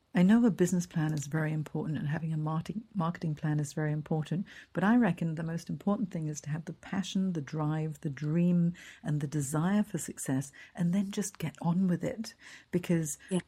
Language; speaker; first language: English; native; English